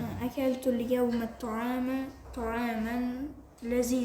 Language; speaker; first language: Arabic; non-native, learner; Uzbek